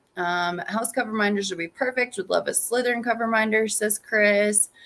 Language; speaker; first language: English; native; English